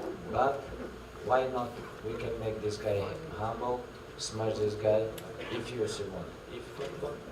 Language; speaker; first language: English; non-native, learner; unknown